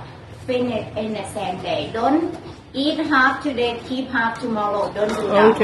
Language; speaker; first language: English; non-native, learner; Thai